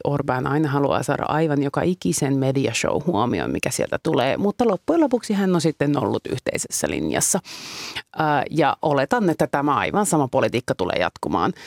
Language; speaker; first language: Finnish; native; Finnish